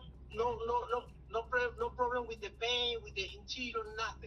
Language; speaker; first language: English; non-native, learner; Spanish